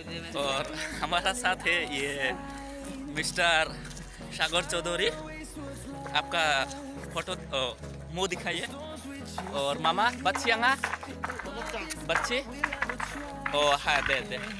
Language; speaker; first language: Hindi; non-native, local second language; Assamese